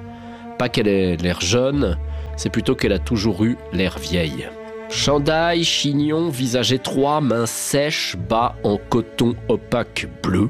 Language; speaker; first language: French; native; French